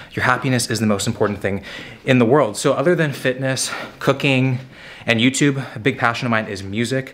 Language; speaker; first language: English; native; English